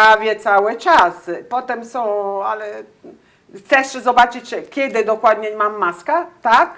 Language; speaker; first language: Polish; non-native, learner; Italian